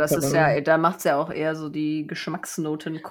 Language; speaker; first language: German; native; German